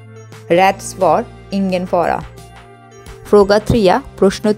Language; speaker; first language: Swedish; non-native, fluent; Bangla